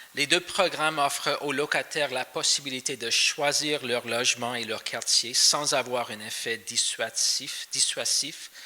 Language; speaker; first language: French; non-native, fluent; English